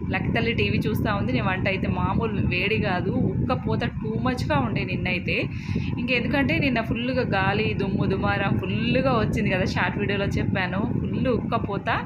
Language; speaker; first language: Telugu; native; Telugu